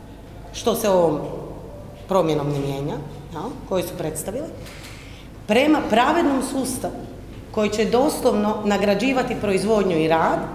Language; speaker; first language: Croatian; native; Croatian